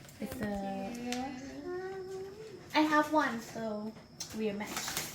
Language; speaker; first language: English; non-native, learner; Thai